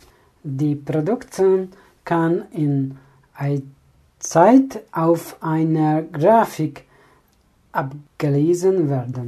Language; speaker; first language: German; non-native, learner; Hungarian